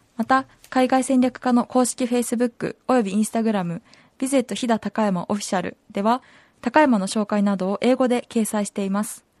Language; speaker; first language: Japanese; native; Japanese